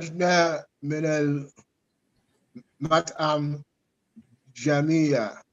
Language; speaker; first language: Arabic; non-native, learner; English